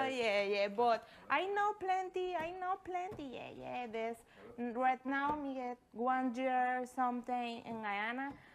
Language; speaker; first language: English; non-native, learner; Spanish